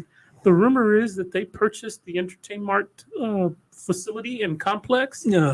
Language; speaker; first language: English; native; English